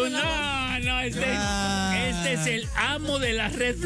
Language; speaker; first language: Spanish; native; Spanish